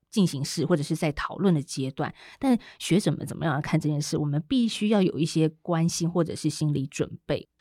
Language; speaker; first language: Chinese; native; Chinese